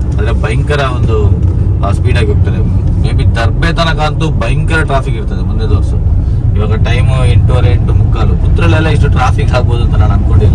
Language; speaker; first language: Kannada; non-native, local second language; Tulu